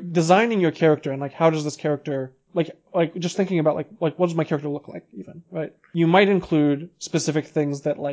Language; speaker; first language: English; native; English